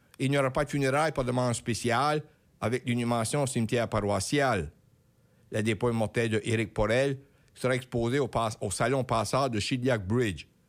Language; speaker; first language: French; native; French